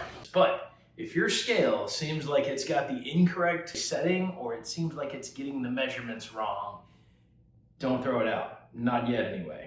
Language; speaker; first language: English; native; English